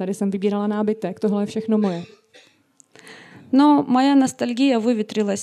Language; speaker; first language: Czech; non-native, learner; Russian